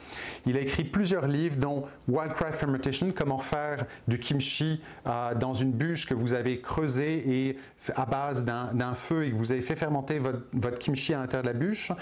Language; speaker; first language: French; native; French